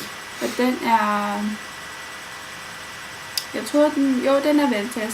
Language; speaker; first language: Danish; native; Danish